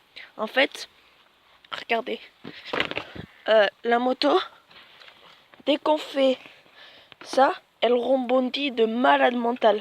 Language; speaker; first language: French; native; French